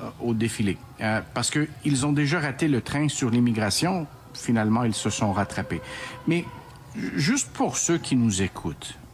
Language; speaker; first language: French; native; French